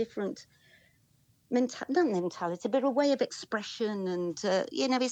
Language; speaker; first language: English; native; English